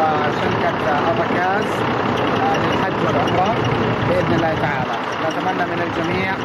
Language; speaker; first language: Arabic; native; Arabic